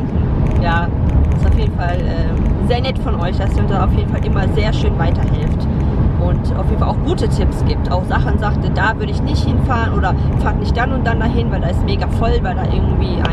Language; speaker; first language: German; native; German